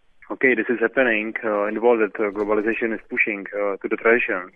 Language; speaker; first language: English; non-native, fluent; Czech